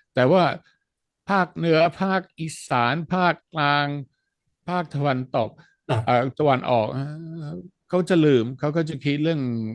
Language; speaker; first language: Thai; non-native, fluent; Dutch